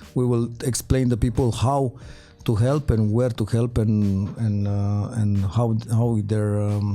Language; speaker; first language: English; non-native, fluent; Romanian